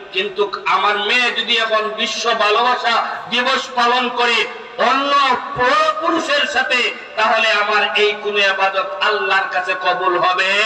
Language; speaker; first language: Bangla; non-native, local second language; Sylheti